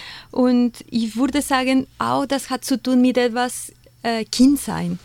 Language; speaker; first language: German; non-native, fluent; Spanish